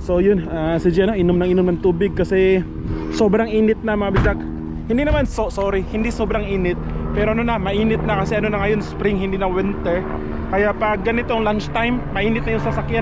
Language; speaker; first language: Filipino; non-native, local second language; Cebuano